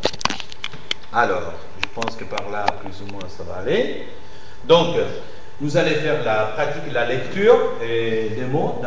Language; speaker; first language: French; non-native, fluent; Spanish